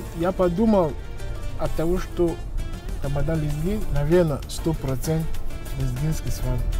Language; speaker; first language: Russian; non-native, fluent; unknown